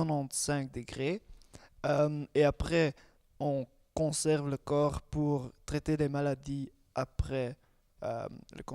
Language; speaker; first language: French; non-native, learner; Dutch